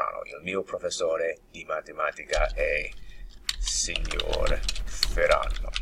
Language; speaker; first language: Italian; non-native, fluent; English